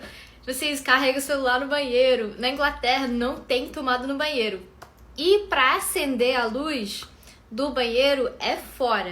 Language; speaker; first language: Portuguese; non-native, fluent; English